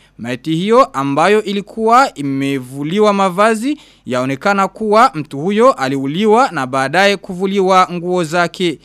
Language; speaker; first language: Swahili; non-native, local second language; Rundi